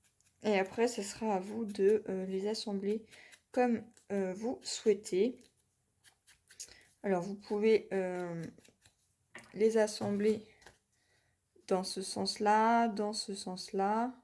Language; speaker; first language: French; native; French